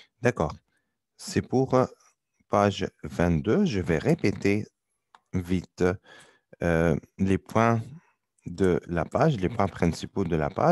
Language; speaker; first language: French; non-native, learner; Arabic